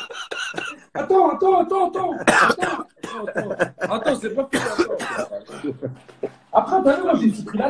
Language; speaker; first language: French; native; French